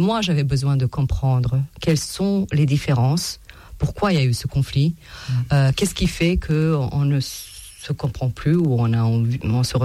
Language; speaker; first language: French; non-native, fluent; Serbian